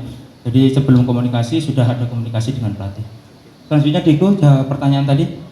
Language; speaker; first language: Indonesian; native; Indonesian